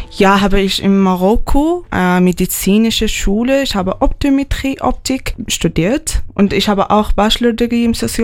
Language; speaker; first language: German; non-native, learner; Arabic